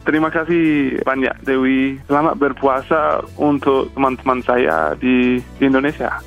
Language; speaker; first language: Indonesian; non-native, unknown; English